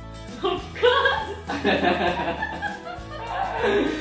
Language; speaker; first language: English; non-native, learner; French